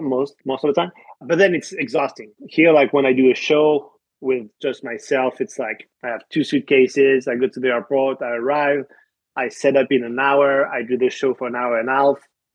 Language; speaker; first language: English; non-native, fluent; French